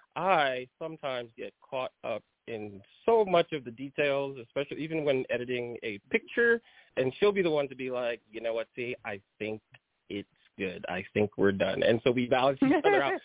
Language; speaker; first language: English; early bilingual, other home language; Haitian Creole